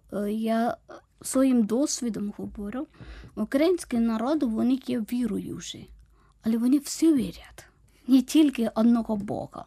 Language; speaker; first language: Ukrainian; non-native, learner; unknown